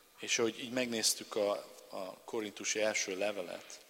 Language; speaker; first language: Hungarian; non-native, learner; English